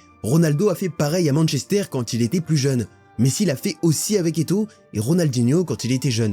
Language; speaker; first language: French; native; French